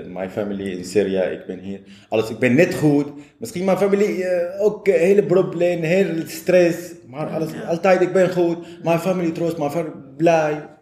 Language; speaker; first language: Dutch; non-native, learner; Arabic